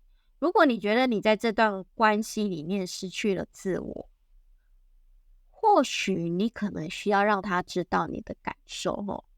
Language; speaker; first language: Chinese; native; Chinese